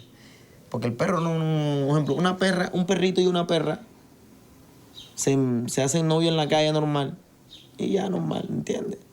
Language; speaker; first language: Spanish; native; Spanish